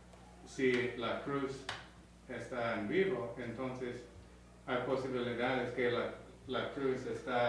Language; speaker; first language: Spanish; non-native, learner; English